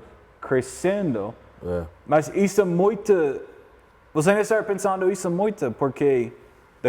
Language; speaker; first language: Portuguese; non-native, learner; English